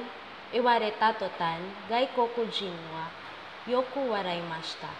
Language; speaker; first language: Japanese; non-native, learner; Filipino